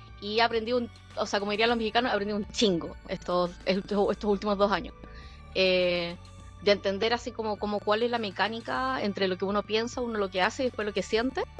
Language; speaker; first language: Spanish; early bilingual, other home language; Korean